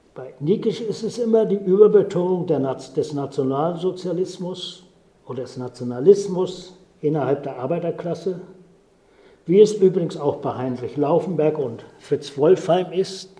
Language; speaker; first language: German; native; German